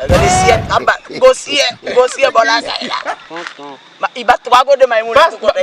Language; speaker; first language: Haitian Creole; native; Haitian Creole